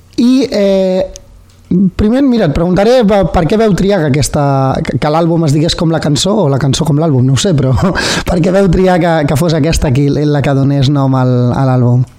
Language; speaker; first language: Catalan; native; Catalan